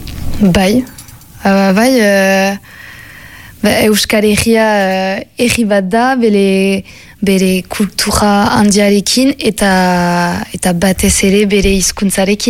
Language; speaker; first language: Basque; non-native, local second language; French